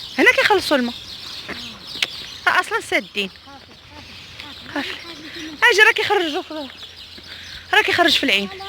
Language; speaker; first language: Arabic; native; Arabic